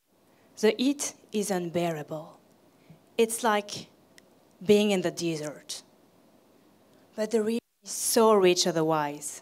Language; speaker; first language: English; non-native, fluent; French